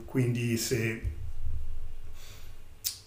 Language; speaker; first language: Italian; non-native, learner; English